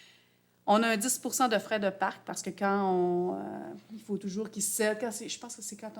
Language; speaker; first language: French; native; French